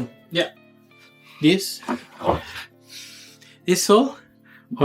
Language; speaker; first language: English; non-native, learner; Spanish